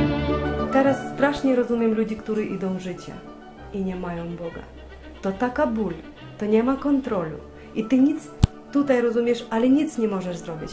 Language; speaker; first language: Polish; non-native, learner; Ukrainian